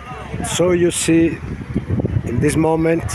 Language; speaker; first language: English; non-native, learner; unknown